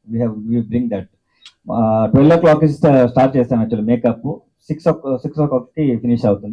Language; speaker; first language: Telugu; non-native, learner; Kannada